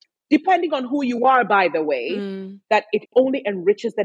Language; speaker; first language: English; non-native, local second language; Akan